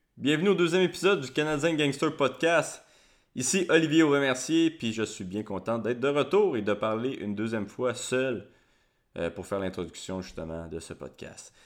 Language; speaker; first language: French; native; French